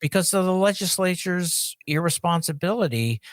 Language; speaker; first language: English; native; English